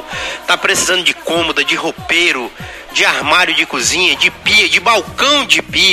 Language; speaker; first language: Portuguese; native; Portuguese